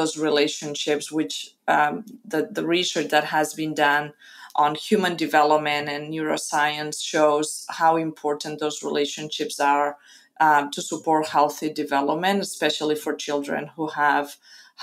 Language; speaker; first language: English; non-native, fluent; Spanish